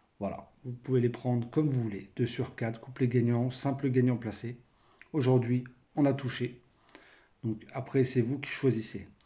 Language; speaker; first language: French; native; French